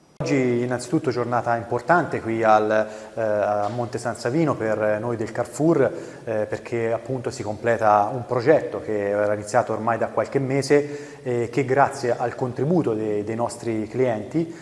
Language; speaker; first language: Italian; native; Italian